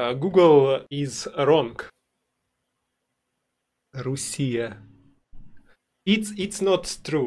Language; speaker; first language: English; non-native, learner; Russian